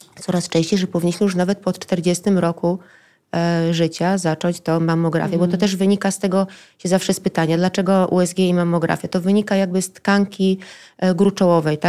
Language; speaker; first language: Polish; native; Polish